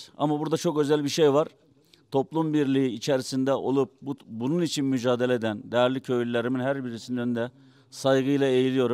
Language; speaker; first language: Turkish; native; Turkish